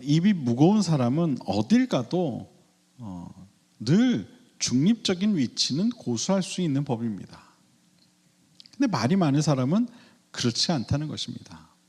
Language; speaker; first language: Korean; native; Korean